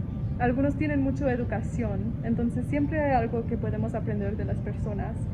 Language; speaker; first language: Spanish; early bilingual, heritage; Spanish